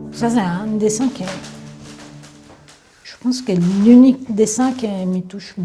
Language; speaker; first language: French; non-native, fluent; Italian